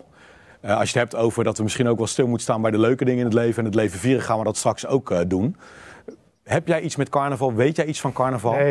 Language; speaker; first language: Dutch; native; Dutch